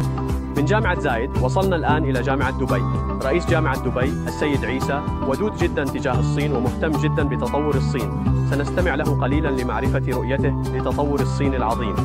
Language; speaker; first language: Arabic; non-native, fluent; Chinese